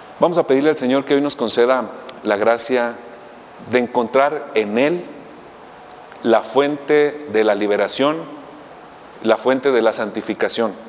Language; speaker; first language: Spanish; native; Spanish